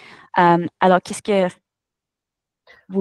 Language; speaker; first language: French; non-native, fluent; English